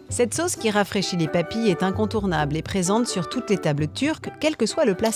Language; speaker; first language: French; native; French